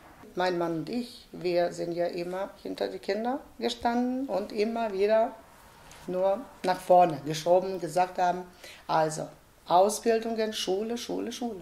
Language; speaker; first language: German; non-native, fluent; Bosnian